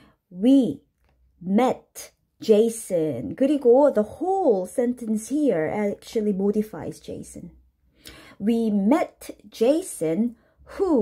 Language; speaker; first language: English; non-native, fluent; Korean